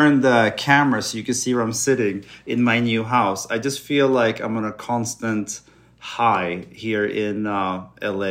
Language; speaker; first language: English; non-native, fluent; Swedish